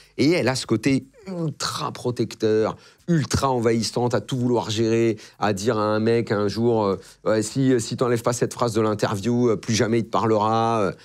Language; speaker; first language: French; native; French